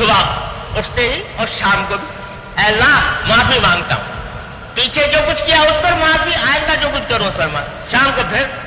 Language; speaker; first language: Urdu; native; Urdu